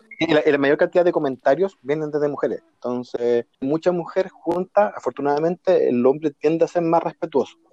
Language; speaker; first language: Spanish; native; Spanish